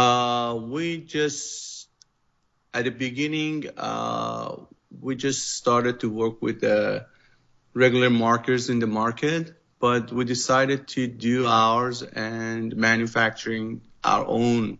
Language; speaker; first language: English; non-native, fluent; Persian